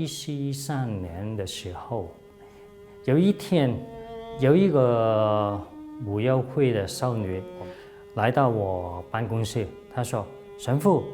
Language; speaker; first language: Chinese; non-native, local second language; Cantonese